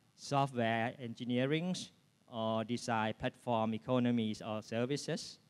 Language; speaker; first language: English; non-native, fluent; Thai